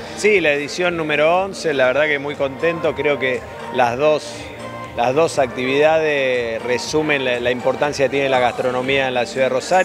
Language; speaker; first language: Spanish; native; Spanish